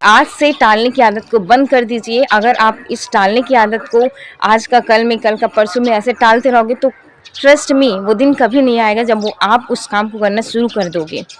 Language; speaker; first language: Hindi; native; Hindi